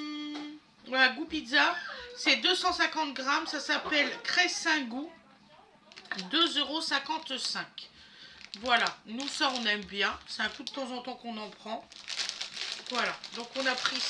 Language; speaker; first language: French; native; French